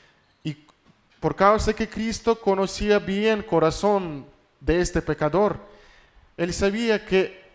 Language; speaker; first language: Spanish; non-native, fluent; Russian